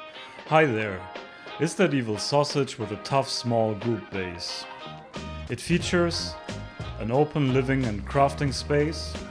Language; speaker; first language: English; non-native, fluent; German